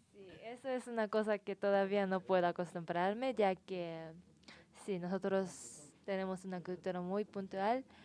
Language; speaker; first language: Spanish; non-native, learner; Japanese